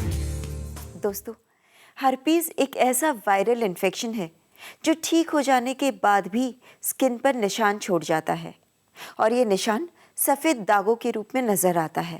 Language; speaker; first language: Hindi; native; Hindi